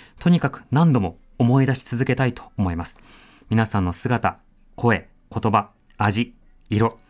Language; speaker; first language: Japanese; native; Japanese